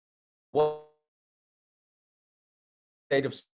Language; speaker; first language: English; native; English